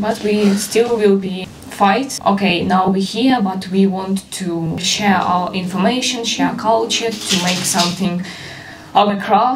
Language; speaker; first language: English; non-native, learner; Ukrainian